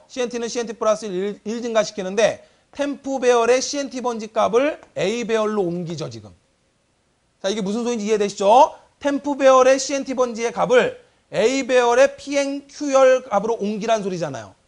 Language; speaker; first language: Korean; native; Korean